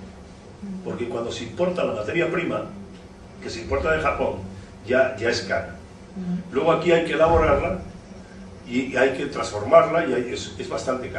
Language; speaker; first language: Spanish; native; Spanish